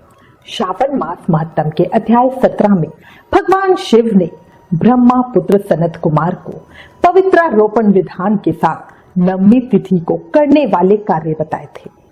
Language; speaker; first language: Hindi; native; Hindi